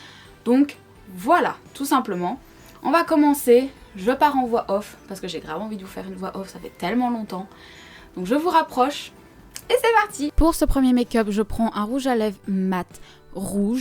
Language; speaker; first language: French; native; French